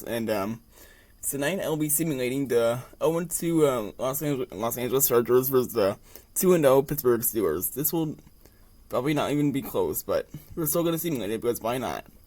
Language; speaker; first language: English; native; English